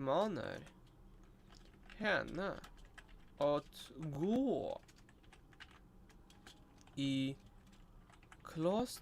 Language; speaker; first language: Swedish; non-native, learner; Russian